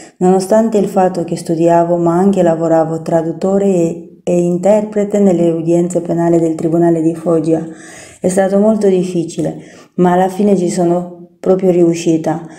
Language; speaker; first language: Italian; non-native, fluent; Romanian